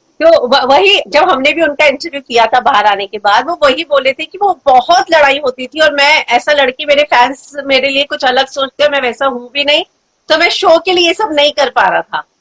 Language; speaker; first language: Hindi; native; Hindi